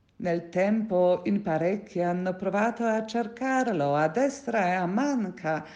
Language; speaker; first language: Italian; non-native, fluent; Polish